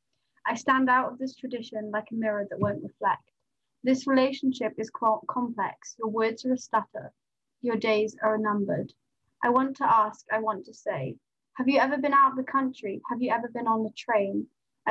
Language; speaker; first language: English; non-native, local second language; Nepali